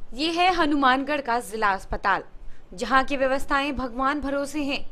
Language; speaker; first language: Hindi; native; Hindi